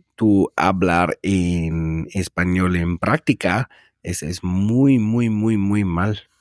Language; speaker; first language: Spanish; non-native, learner; German